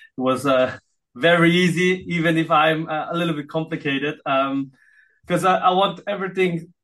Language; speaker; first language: English; non-native, fluent; Filipino